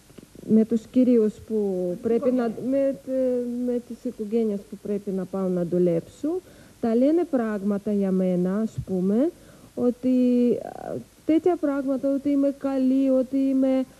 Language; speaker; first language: Greek; non-native, learner; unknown